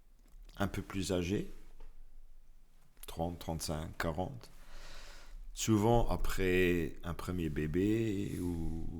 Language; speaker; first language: French; non-native, local second language; Luxembourgish